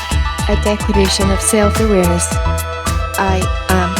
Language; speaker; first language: English; native; English